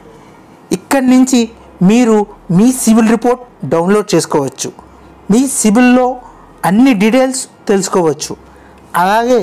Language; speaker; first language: Telugu; native; Telugu